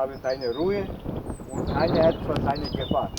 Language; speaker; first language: German; non-native, learner; Croatian